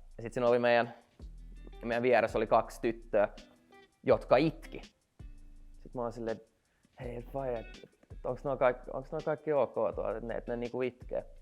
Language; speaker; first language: Finnish; non-native, local second language; Swedish